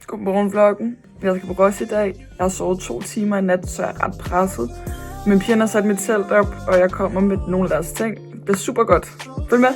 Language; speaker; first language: Danish; native; Danish